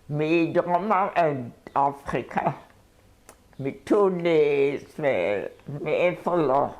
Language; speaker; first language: Hebrew; non-native, fluent; German